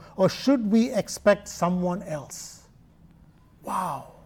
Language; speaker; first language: English; non-native, local second language; Malayalam